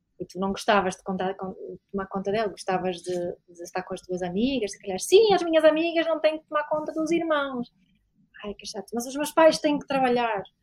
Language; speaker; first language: Portuguese; non-native, fluent; Serbian